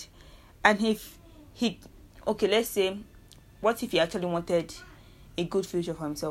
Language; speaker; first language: English; non-native, local second language; Yoruba